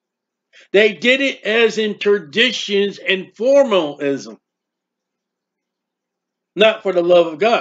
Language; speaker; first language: English; native; English